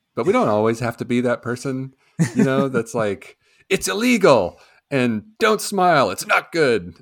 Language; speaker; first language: English; native; English